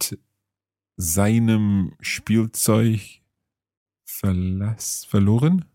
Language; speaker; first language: German; non-native, learner; English